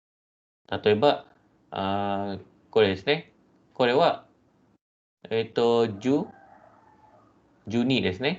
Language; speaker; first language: Japanese; non-native, fluent; Malay